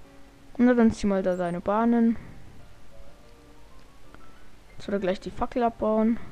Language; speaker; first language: German; native; German